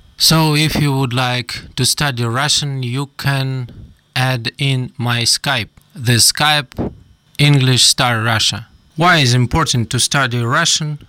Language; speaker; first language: English; non-native, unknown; Russian